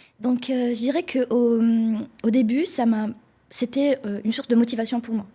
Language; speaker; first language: French; non-native, local second language; Arabic